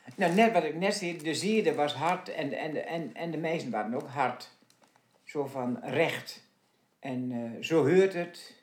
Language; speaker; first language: Dutch; native; Dutch